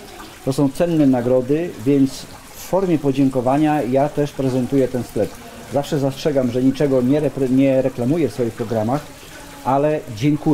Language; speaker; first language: Polish; native; Polish